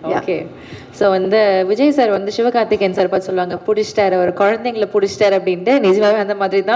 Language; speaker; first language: Tamil; native; Tamil